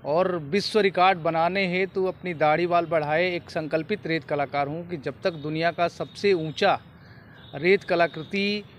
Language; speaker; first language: Hindi; native; Hindi